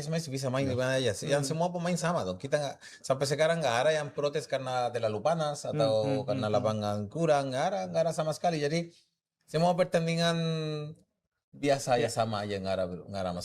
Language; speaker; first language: Indonesian; non-native, fluent; Spanish